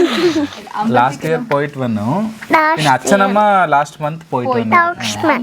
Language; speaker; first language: Malayalam; early bilingual, heritage; Malayalam